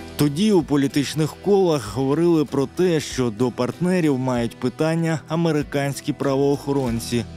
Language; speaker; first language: Ukrainian; native; Ukrainian